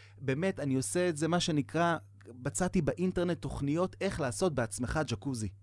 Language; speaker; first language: Hebrew; native; Hebrew